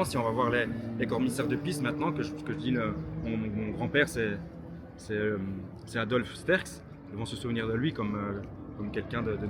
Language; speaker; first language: French; native; French